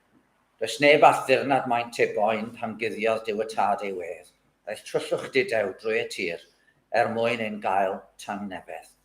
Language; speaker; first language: Welsh; native; Welsh